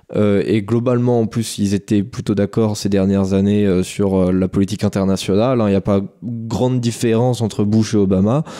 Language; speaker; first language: French; native; French